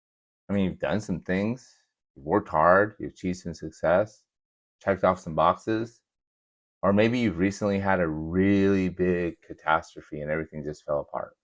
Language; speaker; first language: English; native; English